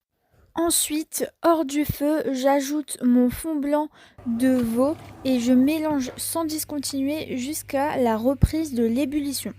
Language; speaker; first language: French; native; French